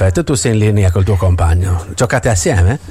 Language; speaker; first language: Italian; native; Italian